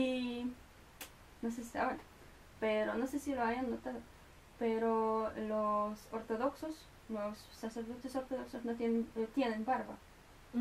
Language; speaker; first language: Spanish; non-native, fluent; Polish